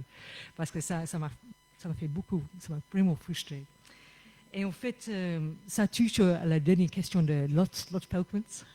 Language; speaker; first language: French; non-native, fluent; English